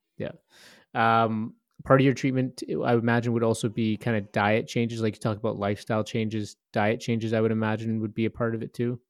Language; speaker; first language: English; native; English